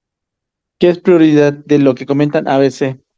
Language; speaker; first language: Spanish; native; Spanish